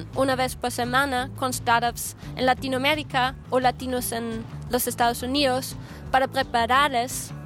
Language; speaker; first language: Spanish; non-native, fluent; German